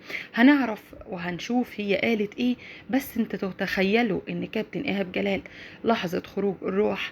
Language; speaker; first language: Arabic; native; Arabic